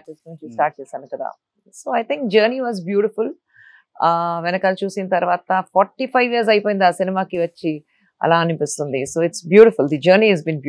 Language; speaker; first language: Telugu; non-native, fluent; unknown